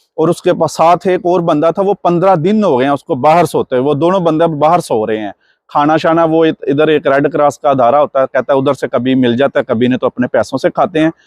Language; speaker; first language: Urdu; non-native, local second language; Punjabi